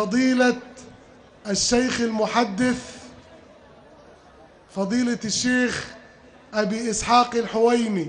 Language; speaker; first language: Arabic; native; Arabic